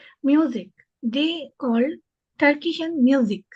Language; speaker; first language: English; non-native, local second language; Hindi